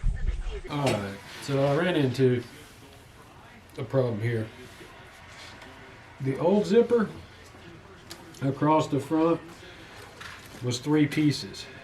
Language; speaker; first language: English; native; English